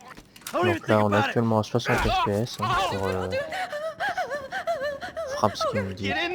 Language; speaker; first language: French; native; French